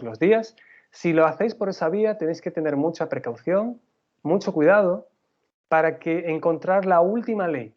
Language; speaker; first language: Spanish; native; Spanish